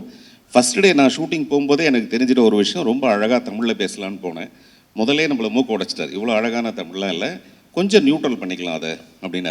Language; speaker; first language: Tamil; native; Tamil